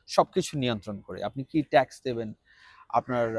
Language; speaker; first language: Bangla; native; Bangla